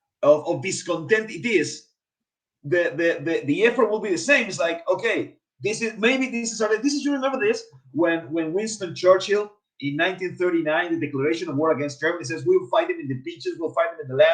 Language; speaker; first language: English; non-native, fluent; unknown